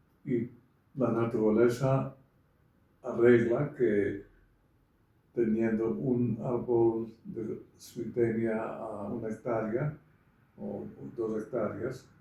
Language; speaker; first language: Spanish; non-native, fluent; Dutch